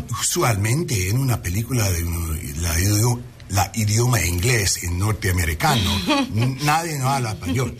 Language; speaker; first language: Spanish; non-native, learner; English